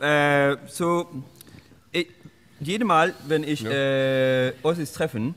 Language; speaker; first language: German; non-native, learner; Swedish